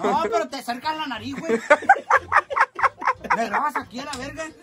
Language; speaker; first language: Spanish; native; Spanish